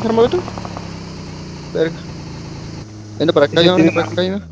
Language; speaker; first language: Spanish; native; Spanish